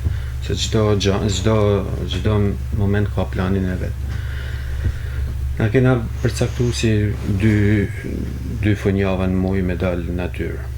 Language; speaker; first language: Albanian; native; Albanian